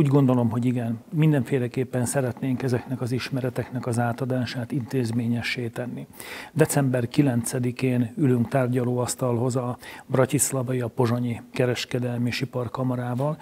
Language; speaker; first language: Hungarian; native; Hungarian